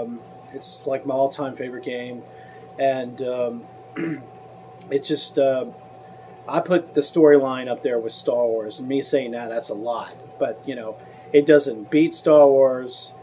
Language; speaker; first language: English; native; English